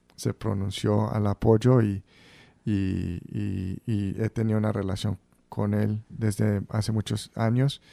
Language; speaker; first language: Spanish; early bilingual, heritage; Spanish